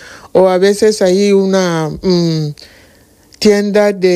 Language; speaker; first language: Spanish; non-native, learner; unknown